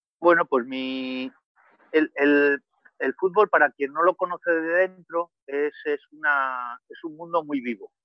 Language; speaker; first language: Spanish; native; Spanish